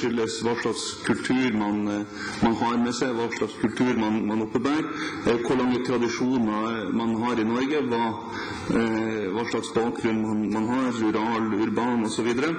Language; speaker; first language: Norwegian; native; Norwegian